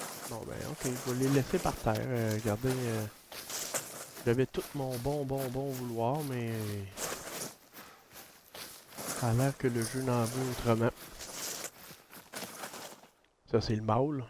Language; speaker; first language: French; native; French